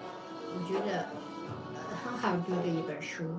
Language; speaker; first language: Chinese; non-native, local second language; Uyghur